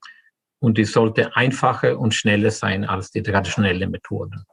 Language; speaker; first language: German; non-native, fluent; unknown